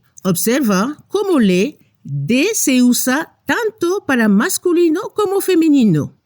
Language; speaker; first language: Spanish; non-native, fluent; French